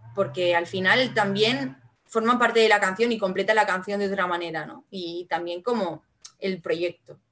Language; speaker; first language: Spanish; non-native, local second language; Catalan